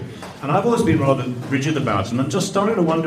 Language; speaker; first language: English; native; English